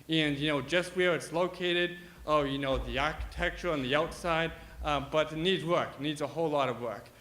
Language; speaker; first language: English; native; English